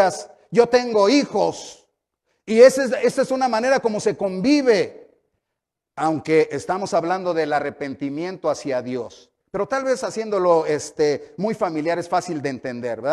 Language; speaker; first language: Spanish; native; Spanish